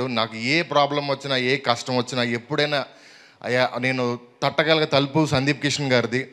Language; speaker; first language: Telugu; native; Telugu